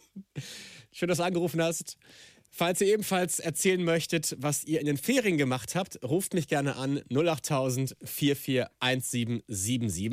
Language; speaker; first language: German; native; German